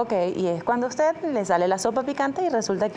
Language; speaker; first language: Spanish; native; Spanish